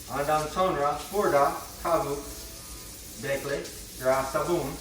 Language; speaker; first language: Turkish; non-native, learner; English